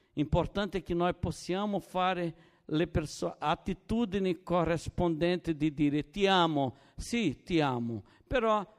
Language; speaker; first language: Italian; non-native, fluent; Portuguese